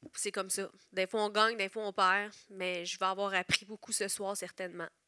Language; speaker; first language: French; native; French